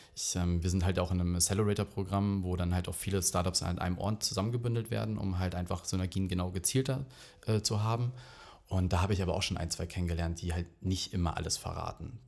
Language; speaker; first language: German; native; German